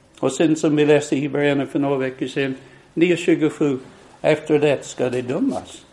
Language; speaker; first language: Swedish; non-native, fluent; English